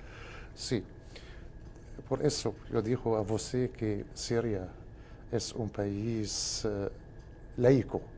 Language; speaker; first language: Portuguese; non-native, fluent; Spanish